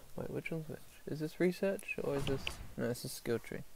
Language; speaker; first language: English; native; English